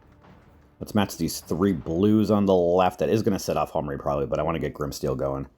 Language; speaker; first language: English; native; English